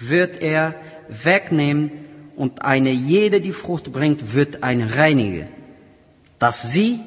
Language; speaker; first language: German; non-native, learner; Portuguese